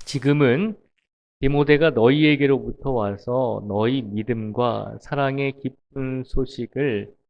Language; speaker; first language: Korean; native; Korean